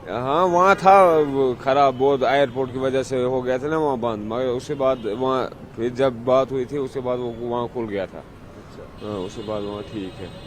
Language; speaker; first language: Hindi; non-native, local second language; Kashmiri